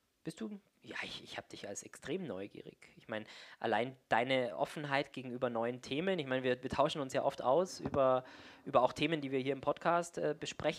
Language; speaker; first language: German; native; German